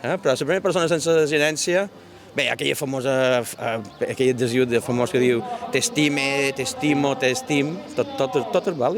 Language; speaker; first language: Catalan; native; Catalan